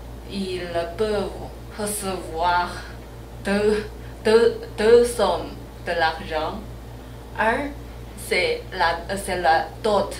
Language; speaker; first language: French; non-native, learner; Chinese